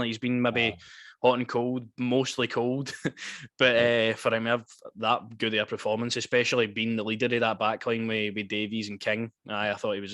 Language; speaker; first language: English; native; English